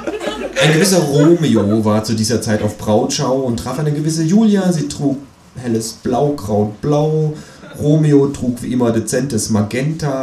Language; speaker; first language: German; native; German